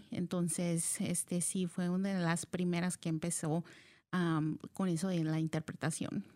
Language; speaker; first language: Spanish; early bilingual, heritage; Spanish